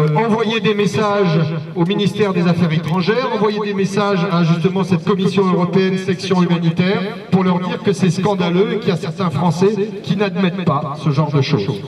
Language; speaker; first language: French; native; French